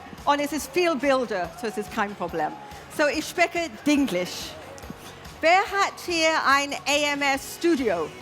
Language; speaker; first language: German; non-native, learner; English